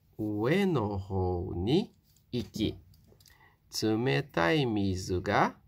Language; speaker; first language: Japanese; non-native, fluent; Portuguese